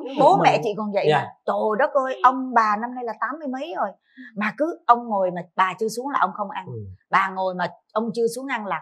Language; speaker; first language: Vietnamese; native; Vietnamese